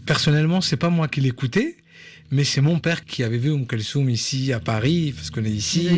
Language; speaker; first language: French; native; French